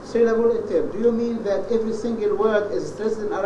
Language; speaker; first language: English; non-native, fluent; Arabic